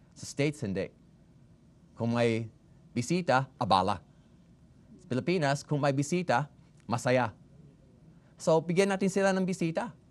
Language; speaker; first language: Filipino; non-native, fluent; English